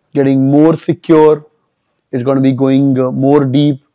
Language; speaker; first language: English; non-native, local second language; Punjabi